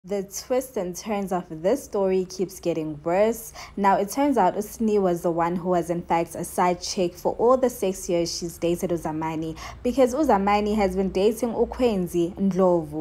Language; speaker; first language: English; non-native, local second language; Zulu